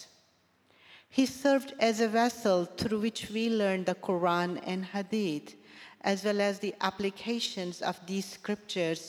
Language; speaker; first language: English; non-native, local second language; Punjabi